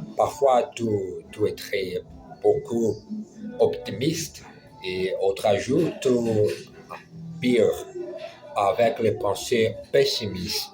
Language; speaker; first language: French; non-native, learner; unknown